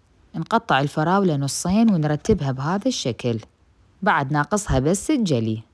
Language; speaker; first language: Arabic; native; Arabic